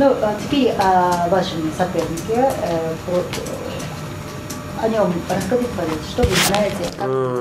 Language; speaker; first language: Russian; non-native, fluent; Japanese